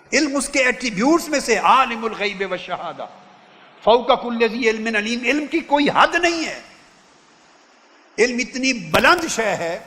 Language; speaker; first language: Urdu; non-native, local second language; Punjabi